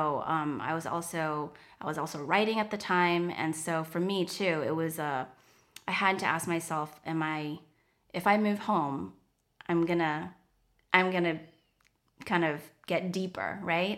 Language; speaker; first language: English; non-native, fluent; Chinese